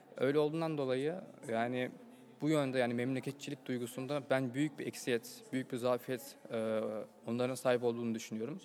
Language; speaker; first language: Turkish; native; Turkish